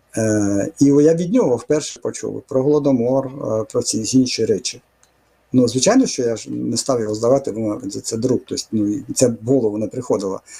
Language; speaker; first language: Ukrainian; non-native, fluent; Russian